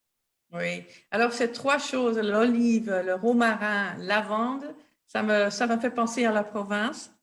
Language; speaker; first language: French; non-native, local second language; Dutch